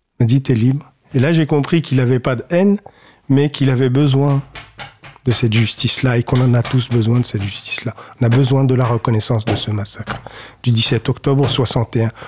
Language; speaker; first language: French; early bilingual, other home language; Kabyle